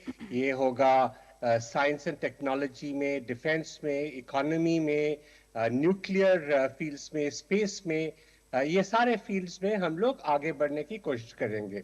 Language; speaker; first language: Hindi; native; Hindi